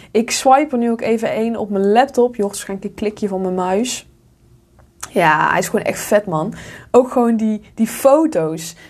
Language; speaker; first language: Dutch; native; Dutch